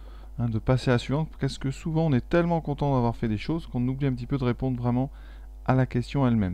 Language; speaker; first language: French; native; French